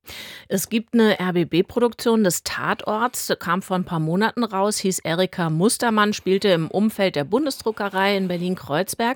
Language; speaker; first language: German; native; German